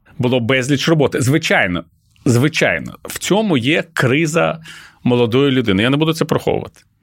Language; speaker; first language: Ukrainian; non-native, local second language; Russian